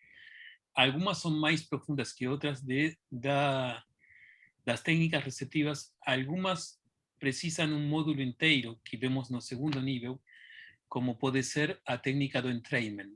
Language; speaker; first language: Portuguese; non-native, fluent; Spanish